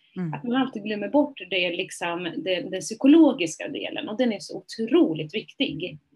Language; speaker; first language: Swedish; early bilingual, other home language; Somali